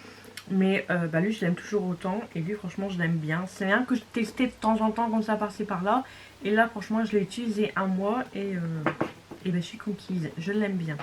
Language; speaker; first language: French; native; French